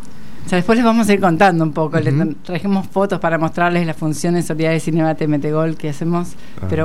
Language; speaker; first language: Spanish; native; Spanish